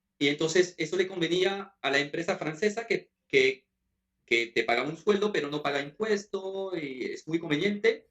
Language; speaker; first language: Spanish; non-native, fluent; French